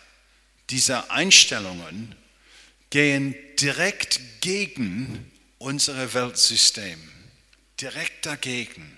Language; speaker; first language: German; non-native, fluent; English